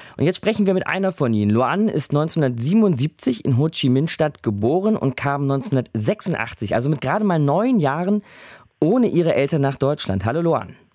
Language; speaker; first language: German; native; German